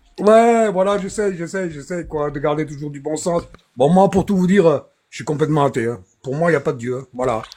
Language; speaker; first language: French; native; French